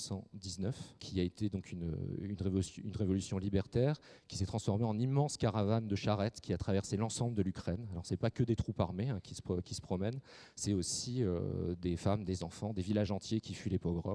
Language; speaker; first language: French; native; French